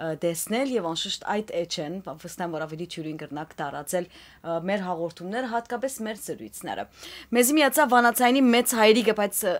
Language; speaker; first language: Armenian; native; Armenian